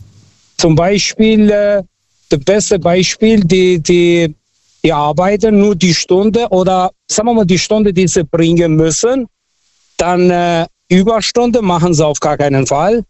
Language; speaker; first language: German; non-native, fluent; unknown